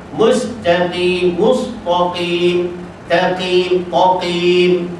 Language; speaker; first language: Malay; native; Malay